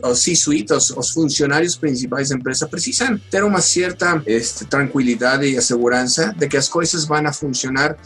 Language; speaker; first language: Spanish; native; Spanish